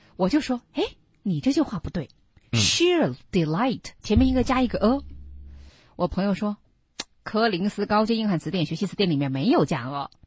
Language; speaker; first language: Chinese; native; Chinese